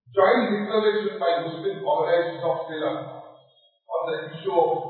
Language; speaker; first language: English; non-native, local second language; Tamil